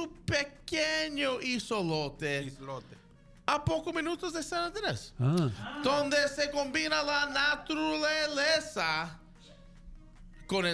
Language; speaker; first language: Spanish; native; Spanish